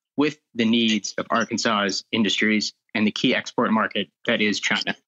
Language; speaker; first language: English; native; English